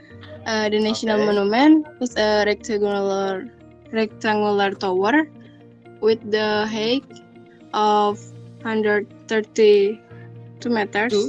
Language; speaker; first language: English; non-native, learner; Indonesian